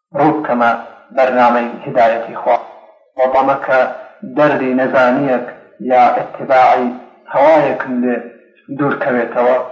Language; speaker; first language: Central Kurdish; non-native, local second language; Gurani